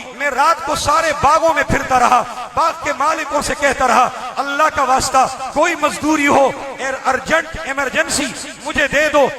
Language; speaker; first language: Urdu; non-native, local second language; Pashto